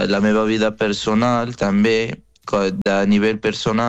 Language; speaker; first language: Catalan; non-native, fluent; Arabic